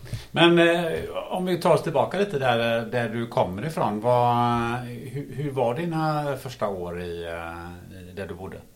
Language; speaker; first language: Swedish; native; Swedish